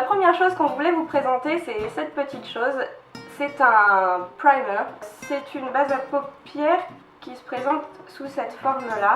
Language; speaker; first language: French; native; French